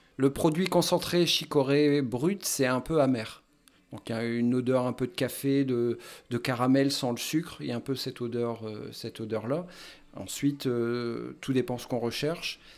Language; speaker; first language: French; native; French